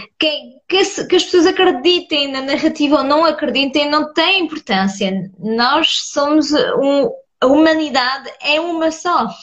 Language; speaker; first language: Portuguese; early bilingual, heritage; Portuguese